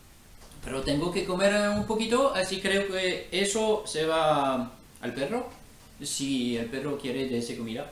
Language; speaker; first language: Spanish; non-native, learner; French